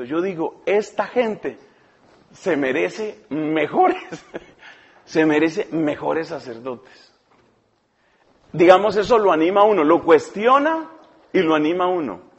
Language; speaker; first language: Spanish; native; Spanish